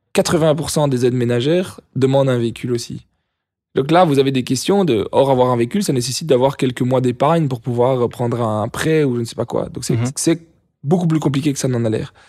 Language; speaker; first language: French; native; French